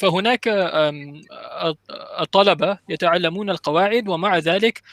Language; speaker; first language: Arabic; non-native, learner; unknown